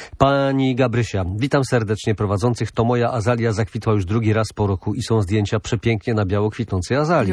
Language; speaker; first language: Polish; native; Polish